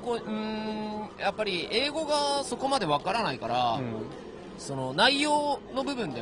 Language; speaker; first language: Japanese; native; Japanese